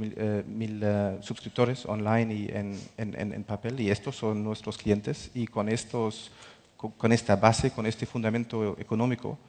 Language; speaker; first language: Spanish; non-native, fluent; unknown